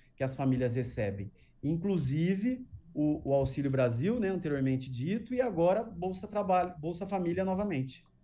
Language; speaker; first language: Portuguese; native; Portuguese